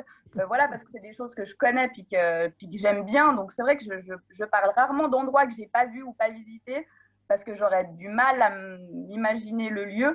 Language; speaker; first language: French; native; French